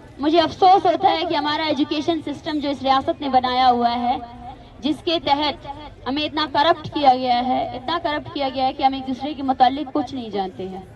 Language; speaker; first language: Urdu; non-native, local second language; Baluchi